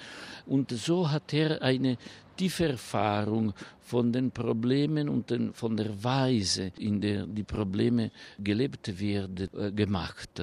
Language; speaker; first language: German; non-native, fluent; Italian